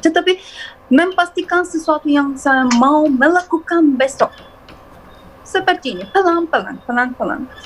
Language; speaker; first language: Indonesian; non-native, learner; Turkish